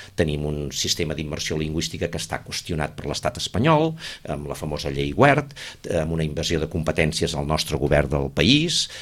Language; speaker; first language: Catalan; native; Catalan